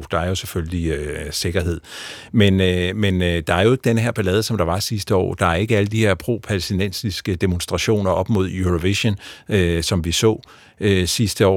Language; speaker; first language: Danish; native; Danish